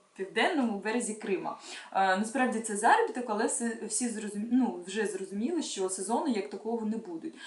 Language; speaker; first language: Ukrainian; non-native, local second language; Russian